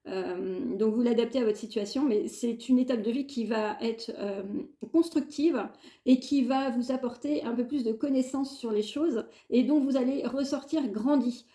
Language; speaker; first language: French; native; French